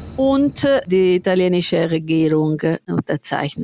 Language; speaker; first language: German; non-native, fluent; Italian